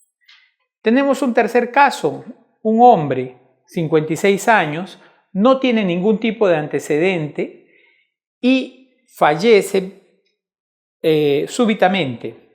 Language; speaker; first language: Spanish; native; Spanish